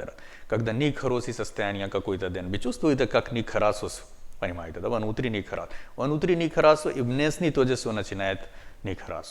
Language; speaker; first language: Russian; non-native, learner; Hindi